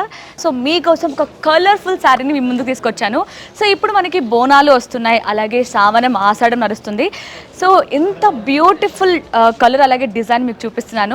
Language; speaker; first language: Telugu; native; Telugu